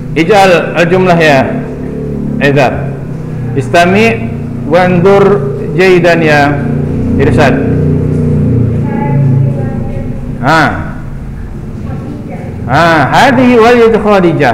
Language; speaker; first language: Arabic; non-native, fluent; Indonesian